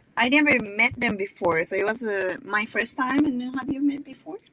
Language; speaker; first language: English; non-native, learner; Japanese